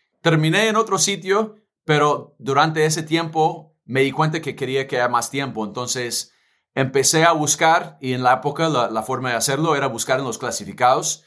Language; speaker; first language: Spanish; non-native, fluent; English